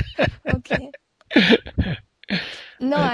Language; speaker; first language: English; non-native, learner; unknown